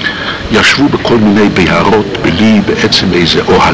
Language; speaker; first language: Hebrew; non-native, fluent; Polish